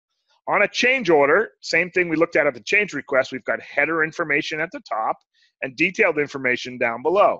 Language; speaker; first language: English; native; English